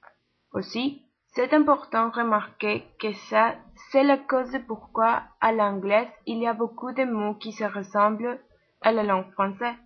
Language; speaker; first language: French; non-native, learner; Spanish